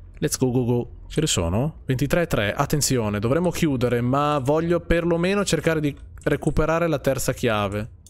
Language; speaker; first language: Italian; native; Italian